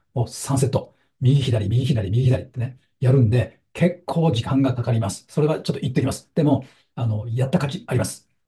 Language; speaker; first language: Japanese; native; Japanese